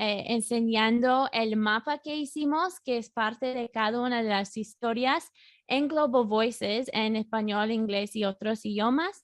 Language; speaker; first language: Spanish; non-native, fluent; English